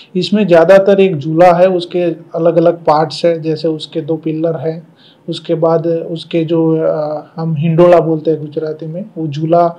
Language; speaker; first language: Hindi; non-native, local second language; Gujarati